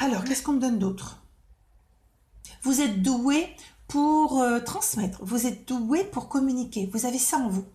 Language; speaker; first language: French; native; French